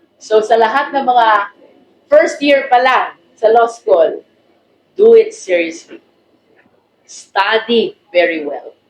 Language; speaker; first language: Filipino; native; Filipino